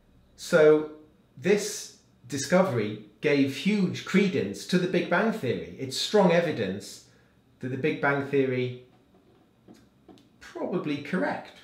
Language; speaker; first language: English; native; English